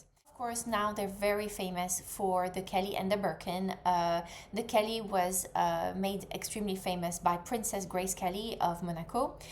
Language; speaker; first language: English; non-native, fluent; French